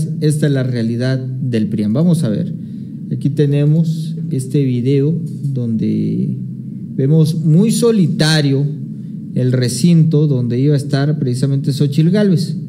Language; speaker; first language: Spanish; native; Spanish